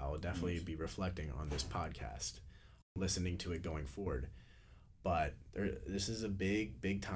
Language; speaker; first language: English; native; English